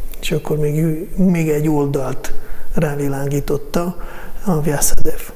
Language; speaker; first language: Hungarian; non-native, fluent; Russian